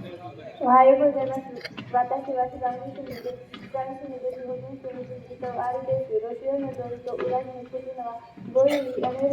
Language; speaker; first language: Japanese; non-native, learner; Marathi